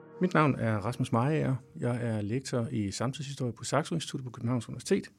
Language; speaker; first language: Danish; native; Danish